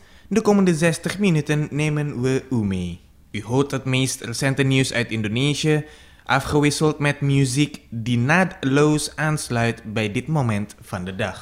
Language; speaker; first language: Dutch; non-native, fluent; Indonesian